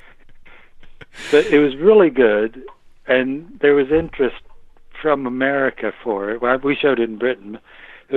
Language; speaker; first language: English; native; English